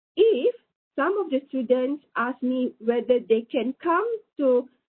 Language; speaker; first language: English; non-native, local second language; Malay